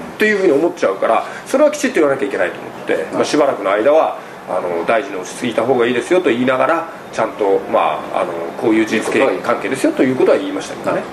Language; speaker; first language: Japanese; native; Japanese